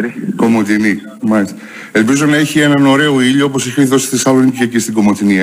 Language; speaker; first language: Greek; native; Greek